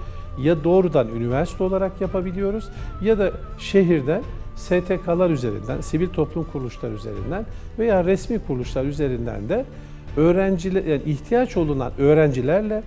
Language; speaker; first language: Turkish; native; Turkish